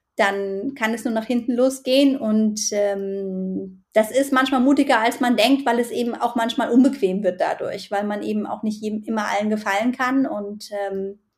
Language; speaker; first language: German; native; German